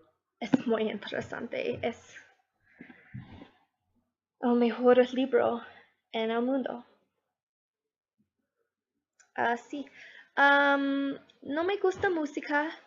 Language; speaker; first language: Spanish; non-native, learner; English